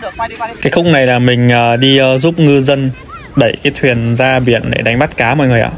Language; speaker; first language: Vietnamese; native; Vietnamese